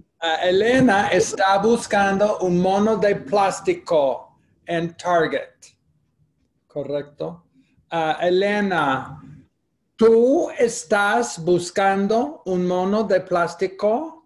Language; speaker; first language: Spanish; non-native, fluent; English